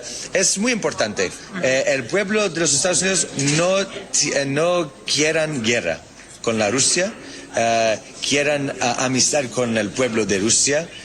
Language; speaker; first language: Spanish; non-native, learner; English